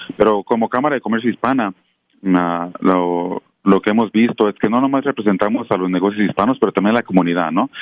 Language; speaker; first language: Spanish; native; Spanish